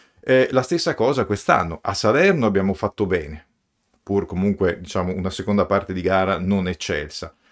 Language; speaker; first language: Italian; native; Italian